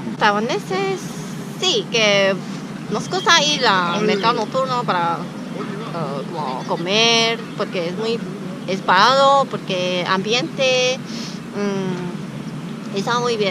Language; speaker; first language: Spanish; non-native, learner; Chinese